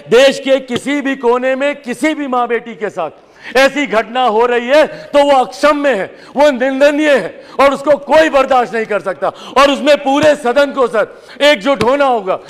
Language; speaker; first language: Hindi; native; Hindi